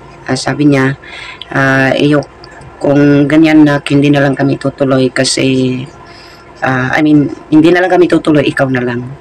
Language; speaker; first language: Filipino; native; Filipino